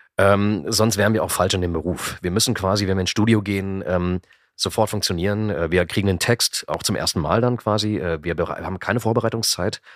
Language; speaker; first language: German; native; German